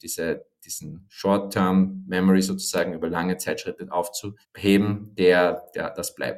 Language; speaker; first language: German; native; German